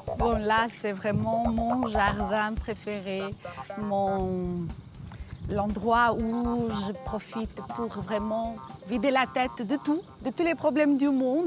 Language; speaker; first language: French; non-native, fluent; Portuguese